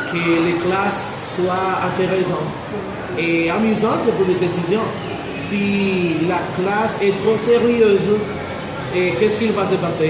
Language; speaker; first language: French; non-native, fluent; Spanish